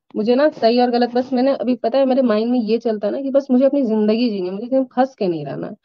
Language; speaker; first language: Hindi; native; Hindi